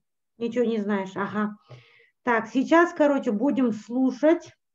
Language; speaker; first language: Russian; native; Russian